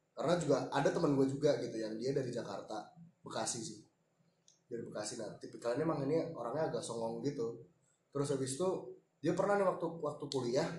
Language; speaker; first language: Indonesian; native; Indonesian